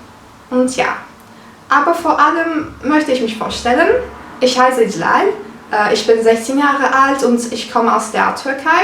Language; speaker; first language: German; non-native, fluent; Turkish